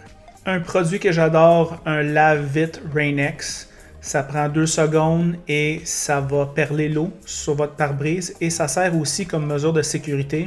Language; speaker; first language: French; native; French